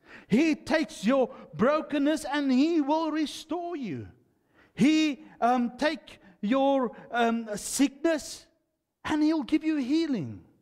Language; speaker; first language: English; non-native, local second language; Afrikaans